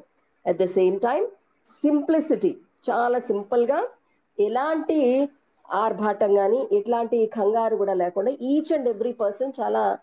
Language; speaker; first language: Telugu; native; Telugu